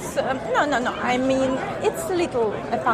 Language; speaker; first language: English; non-native, learner; Russian